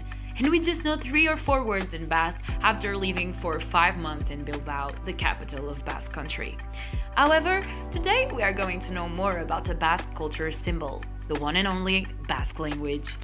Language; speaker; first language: English; non-native, fluent; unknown